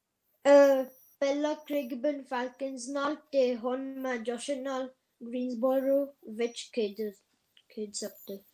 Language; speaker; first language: Punjabi; early bilingual, heritage; Punjabi